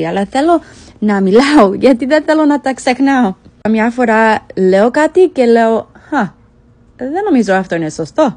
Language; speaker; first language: Greek; early bilingual, heritage; English